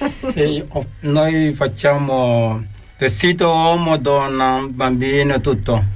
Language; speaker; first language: Italian; non-native, learner; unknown